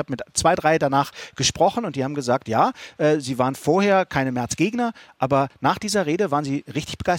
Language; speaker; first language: German; native; German